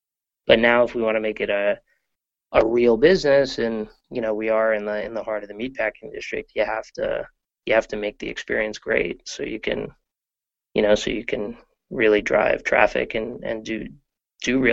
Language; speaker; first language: English; native; English